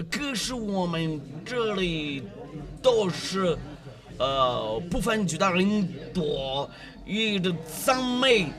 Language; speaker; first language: Chinese; non-native, learner; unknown